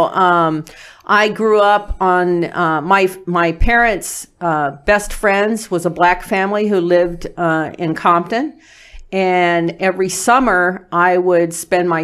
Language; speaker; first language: English; native; English